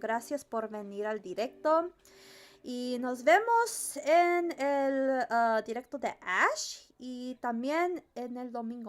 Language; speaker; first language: Spanish; early bilingual, heritage; Spanish